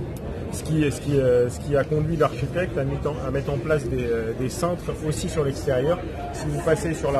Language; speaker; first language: French; native; French